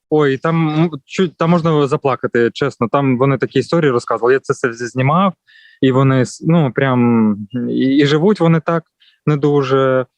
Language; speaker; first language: Ukrainian; non-native, local second language; Russian